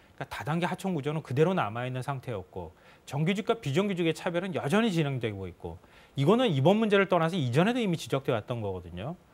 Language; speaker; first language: Korean; native; Korean